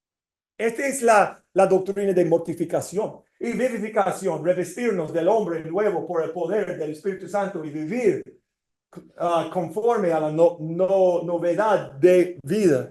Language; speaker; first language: Spanish; non-native, fluent; English